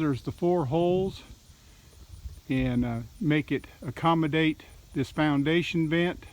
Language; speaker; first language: English; native; English